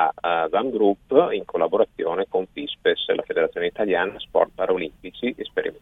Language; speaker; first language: Italian; native; Italian